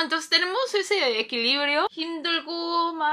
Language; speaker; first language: Spanish; non-native, fluent; Korean